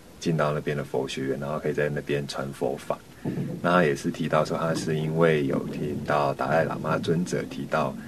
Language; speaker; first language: Chinese; native; Chinese